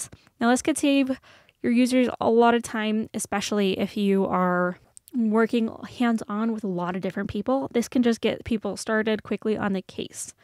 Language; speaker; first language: English; native; English